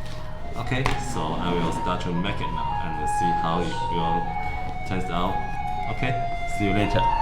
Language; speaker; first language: English; non-native, learner; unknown